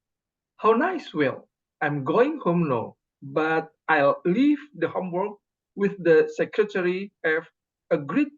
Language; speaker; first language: English; non-native, learner; Indonesian